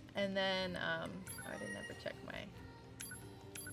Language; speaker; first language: English; native; English